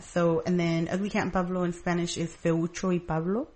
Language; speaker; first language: English; early bilingual, other home language; Spanish